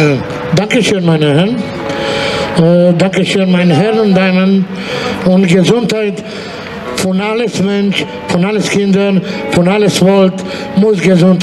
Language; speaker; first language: German; non-native, learner; Romanian